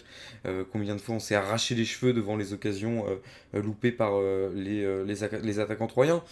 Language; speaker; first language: French; native; French